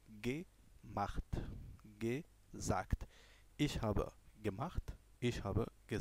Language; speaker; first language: German; non-native, fluent; French